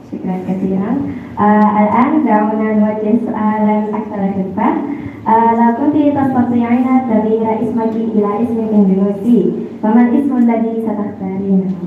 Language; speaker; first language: Arabic; non-native, learner; Indonesian